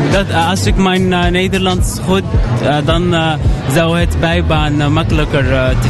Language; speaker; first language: Dutch; non-native, learner; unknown